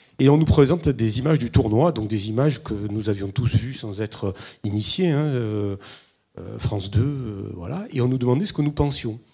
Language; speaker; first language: French; native; French